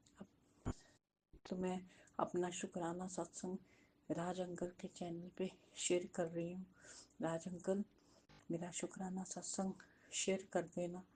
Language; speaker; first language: Hindi; non-native, local second language; Punjabi